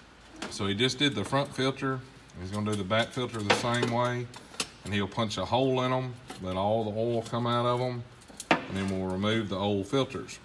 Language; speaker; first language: English; native; English